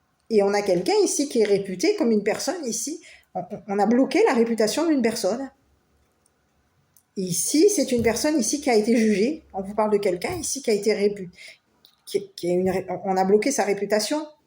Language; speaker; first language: French; native; French